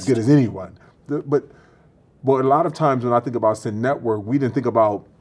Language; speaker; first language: English; native; English